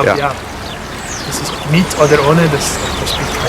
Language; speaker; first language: German; non-native, learner; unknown